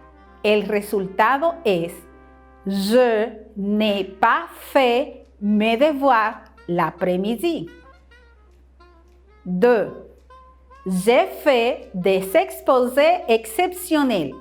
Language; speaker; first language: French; non-native, fluent; Spanish